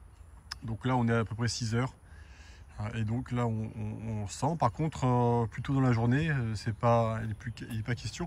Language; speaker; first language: French; native; French